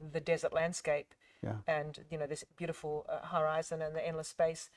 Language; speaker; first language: English; native; English